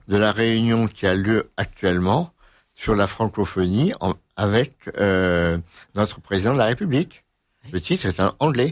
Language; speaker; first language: French; native; French